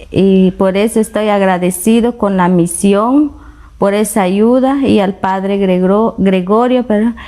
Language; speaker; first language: Spanish; non-native, local second language; Kaqchikel